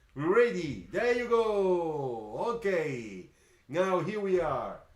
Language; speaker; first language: English; non-native, fluent; Italian